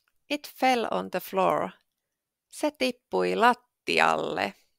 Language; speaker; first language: English; non-native, fluent; Finnish